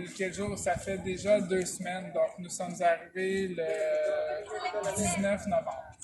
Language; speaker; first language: French; native; French